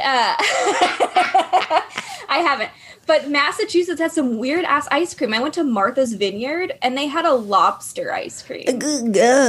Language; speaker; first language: English; native; English